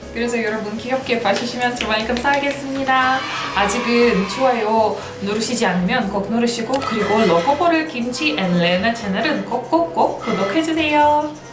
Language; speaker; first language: Korean; non-native, fluent; Russian